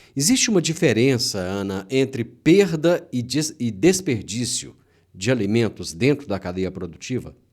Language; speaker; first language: Portuguese; native; Portuguese